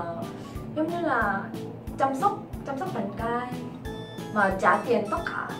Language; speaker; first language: Vietnamese; non-native, learner; Korean